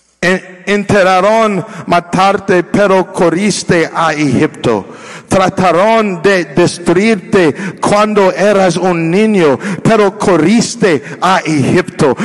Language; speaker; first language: Spanish; non-native, learner; English